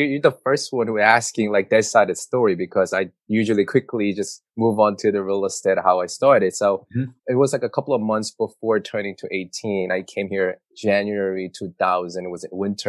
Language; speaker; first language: English; non-native, fluent; Korean